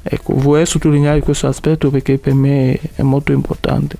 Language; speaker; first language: Italian; non-native, fluent; Bambara